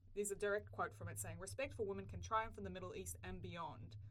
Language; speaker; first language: English; native; English